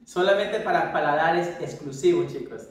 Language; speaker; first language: Spanish; native; Spanish